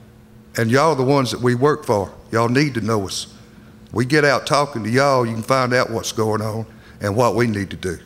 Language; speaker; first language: English; native; English